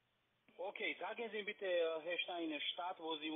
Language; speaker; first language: German; non-native, fluent; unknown